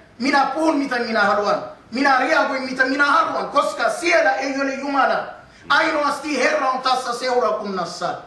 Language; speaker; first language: Finnish; non-native, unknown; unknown